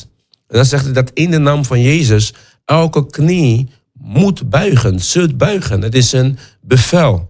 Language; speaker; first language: Dutch; non-native, fluent; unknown